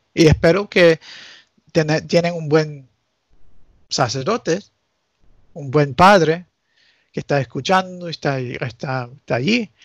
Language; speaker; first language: Spanish; early bilingual, heritage; Spanish